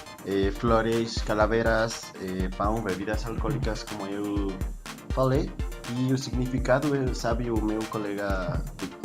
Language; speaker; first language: Portuguese; non-native, learner; Spanish